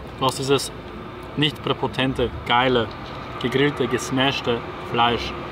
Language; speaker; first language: German; early bilingual, other home language; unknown